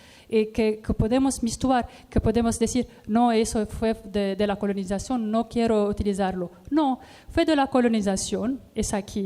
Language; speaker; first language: Spanish; non-native, learner; Arabic